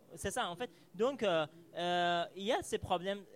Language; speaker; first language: French; non-native, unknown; Persian